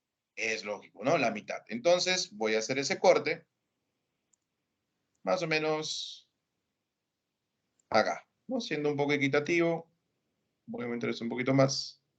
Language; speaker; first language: Spanish; native; Spanish